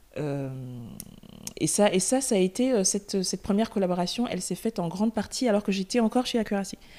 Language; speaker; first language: French; native; French